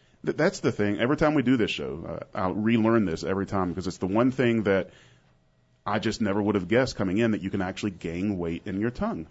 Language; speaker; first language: English; native; English